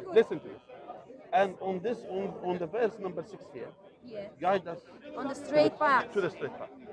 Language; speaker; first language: English; non-native, fluent; Arabic